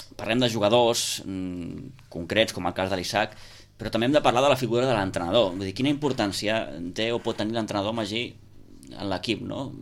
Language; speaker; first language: Catalan; native; Catalan